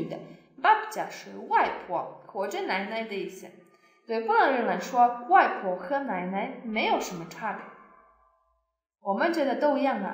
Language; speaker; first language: Chinese; non-native, fluent; Polish